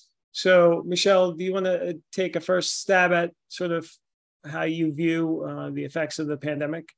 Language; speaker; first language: English; native; English